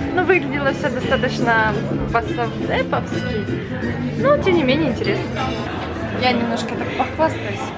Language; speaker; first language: Russian; native; Russian